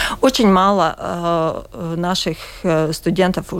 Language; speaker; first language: Russian; non-native, local second language; Latvian